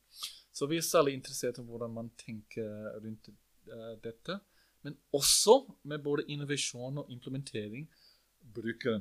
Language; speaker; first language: Norwegian; non-native, fluent; English